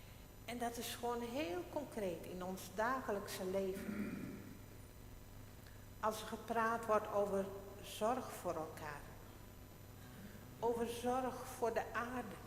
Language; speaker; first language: Dutch; non-native, local second language; Western Frisian